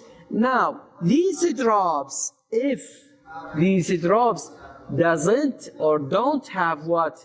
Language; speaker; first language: English; non-native, fluent; Arabic